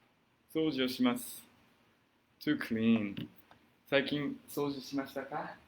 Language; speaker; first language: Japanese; non-native, fluent; English